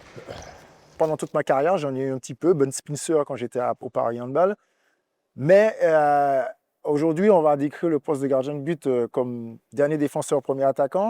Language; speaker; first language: French; native; French